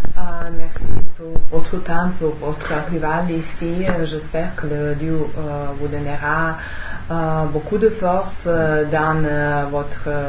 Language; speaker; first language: French; non-native, learner; Serbian